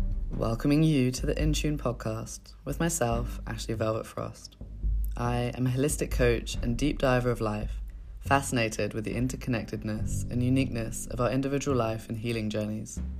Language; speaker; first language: English; native; English